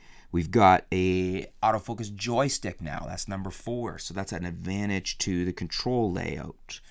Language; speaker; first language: English; native; English